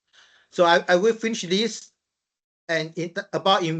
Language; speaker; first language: English; non-native, fluent; Chinese